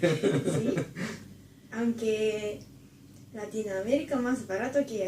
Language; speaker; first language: Spanish; non-native, learner; Japanese